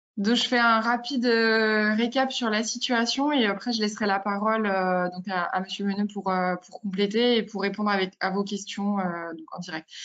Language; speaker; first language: French; native; French